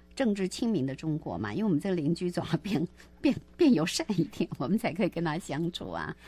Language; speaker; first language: Chinese; native; Chinese